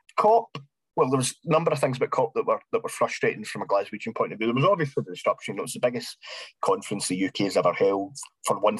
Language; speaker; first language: English; native; English